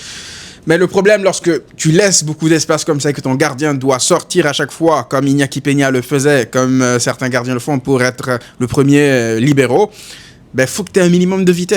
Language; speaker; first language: French; native; French